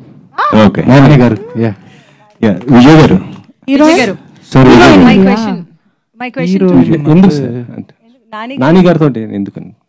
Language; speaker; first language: Telugu; native; Telugu